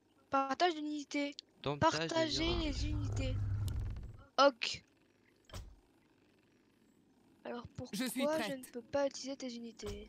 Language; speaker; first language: French; native; French